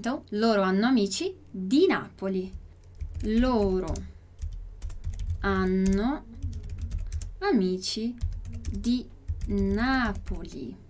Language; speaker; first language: Italian; non-native, fluent; Portuguese